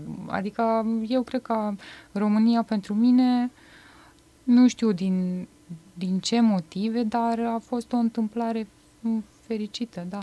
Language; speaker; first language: Romanian; non-native, fluent; Bosnian